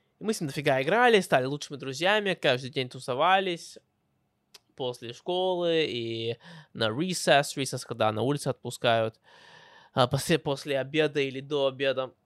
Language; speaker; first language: Russian; early bilingual, heritage; Russian